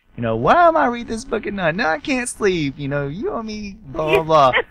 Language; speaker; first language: English; native; English